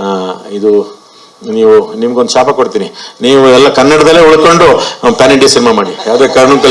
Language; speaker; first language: Kannada; native; Kannada